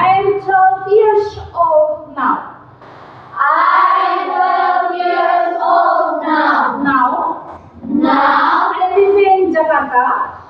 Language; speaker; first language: English; non-native, fluent; Indonesian